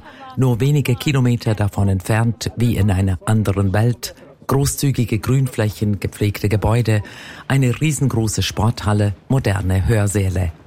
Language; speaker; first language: German; native; German